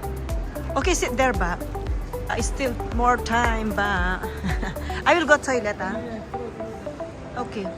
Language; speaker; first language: English; non-native, local second language; Filipino